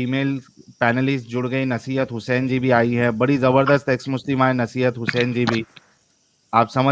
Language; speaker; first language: Hindi; native; Hindi